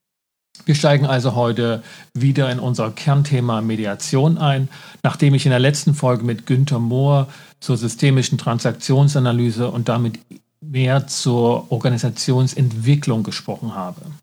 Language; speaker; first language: German; native; German